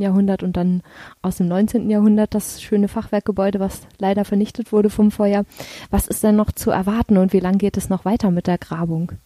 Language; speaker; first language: German; native; German